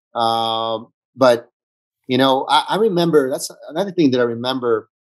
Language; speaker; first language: English; early bilingual, other home language; Italian